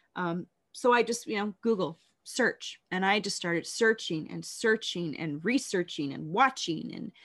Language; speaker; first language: English; native; English